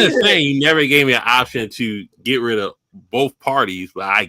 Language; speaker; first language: English; native; English